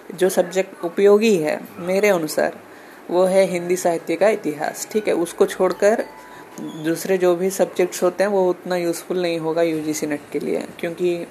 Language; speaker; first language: Hindi; non-native, local second language; Telugu